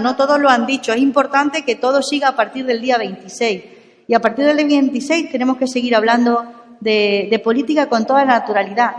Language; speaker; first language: Spanish; native; Spanish